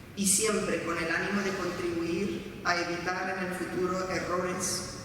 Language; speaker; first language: Spanish; non-native, fluent; Romanian